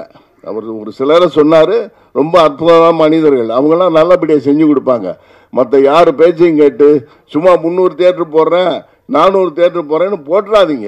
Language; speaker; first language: Tamil; native; Tamil